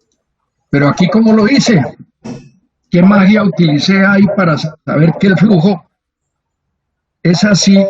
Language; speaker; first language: Spanish; native; Spanish